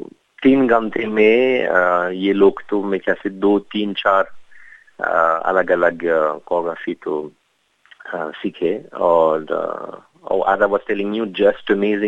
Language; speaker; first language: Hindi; non-native, fluent; French